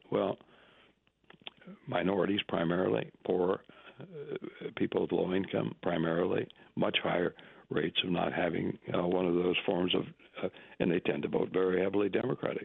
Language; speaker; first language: English; native; English